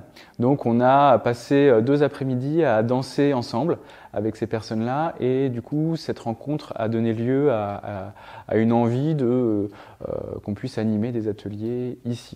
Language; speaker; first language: French; native; French